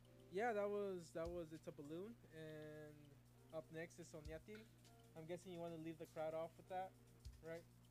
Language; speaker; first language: English; early bilingual, other home language; Spanish